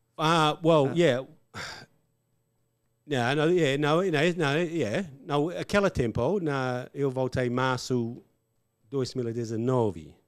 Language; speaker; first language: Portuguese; non-native, learner; English